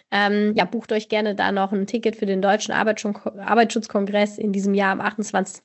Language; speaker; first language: German; native; German